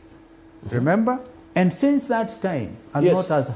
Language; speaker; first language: English; non-native, local second language; Kamba